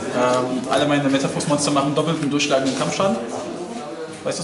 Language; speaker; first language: German; native; German